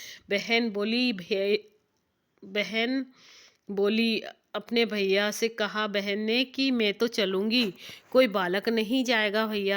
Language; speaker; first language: Hindi; native; Hindi